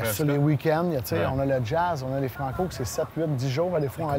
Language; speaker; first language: French; native; French